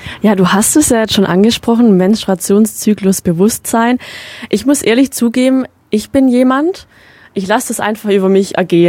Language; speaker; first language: German; native; German